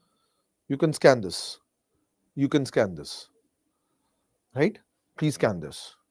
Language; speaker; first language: English; non-native, local second language; Hindi